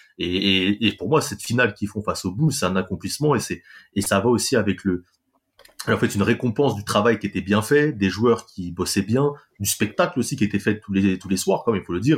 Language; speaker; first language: French; native; French